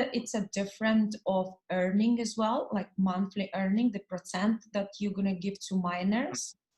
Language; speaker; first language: English; non-native, learner; Russian